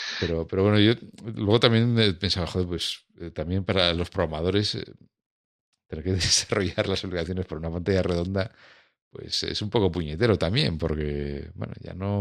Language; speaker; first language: Spanish; native; Spanish